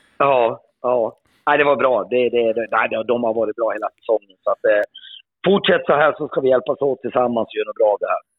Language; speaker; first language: Swedish; native; Swedish